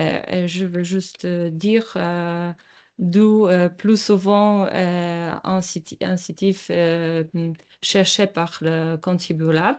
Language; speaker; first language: French; non-native, learner; Polish